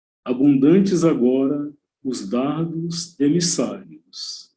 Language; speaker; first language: Portuguese; native; Portuguese